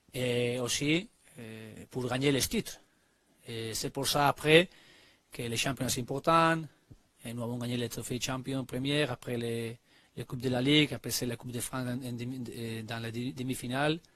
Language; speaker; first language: French; non-native, learner; Spanish